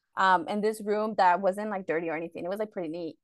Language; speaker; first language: English; early bilingual, other home language; Spanish